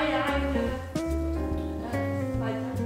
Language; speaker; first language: German; non-native, learner; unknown